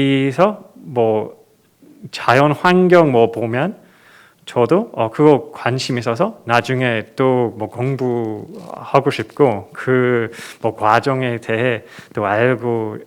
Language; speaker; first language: Korean; non-native, fluent; English